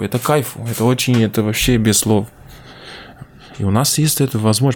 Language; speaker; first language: Russian; non-native, learner; Portuguese